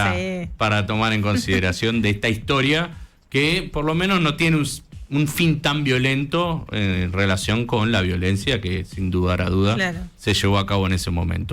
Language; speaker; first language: Spanish; native; Spanish